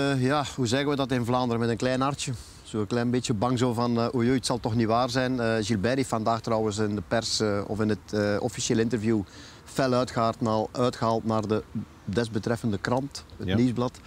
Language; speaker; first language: Dutch; native; Dutch